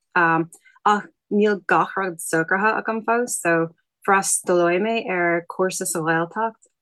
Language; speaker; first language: Irish; non-native, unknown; English